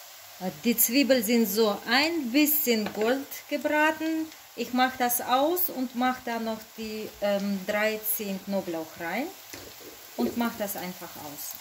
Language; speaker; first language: German; non-native, fluent; Russian